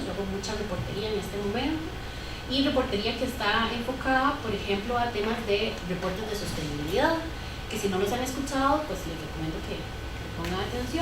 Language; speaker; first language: Spanish; native; Spanish